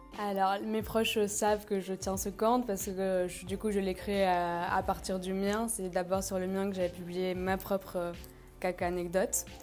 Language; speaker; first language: French; non-native, fluent; Spanish